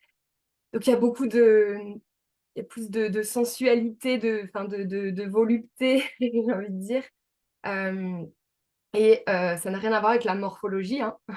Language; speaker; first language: French; native; French